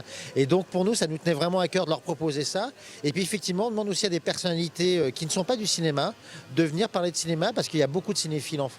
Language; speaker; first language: French; native; French